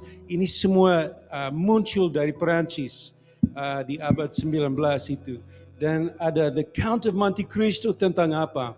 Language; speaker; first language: Indonesian; non-native, learner; English